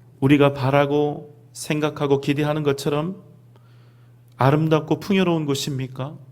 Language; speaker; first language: Korean; native; Korean